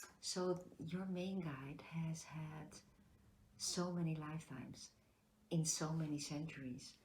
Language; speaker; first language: English; non-native, fluent; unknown